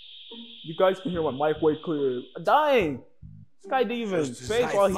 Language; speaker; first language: English; native; English